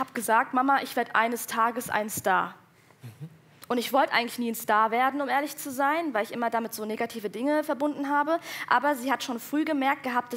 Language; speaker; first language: German; native; German